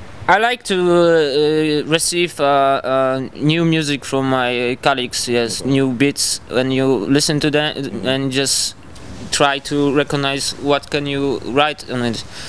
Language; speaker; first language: English; non-native, learner; Polish